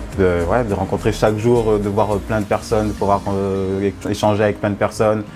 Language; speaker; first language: French; native; French